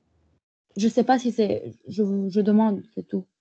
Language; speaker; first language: French; non-native, local second language; Arabic